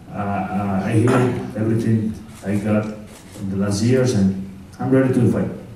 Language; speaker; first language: English; non-native, fluent; Spanish